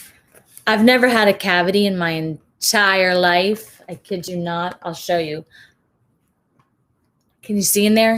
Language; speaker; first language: English; native; English